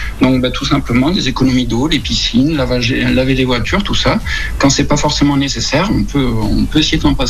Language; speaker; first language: French; native; French